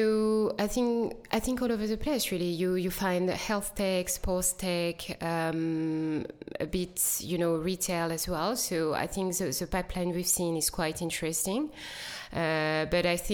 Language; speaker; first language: English; non-native, fluent; French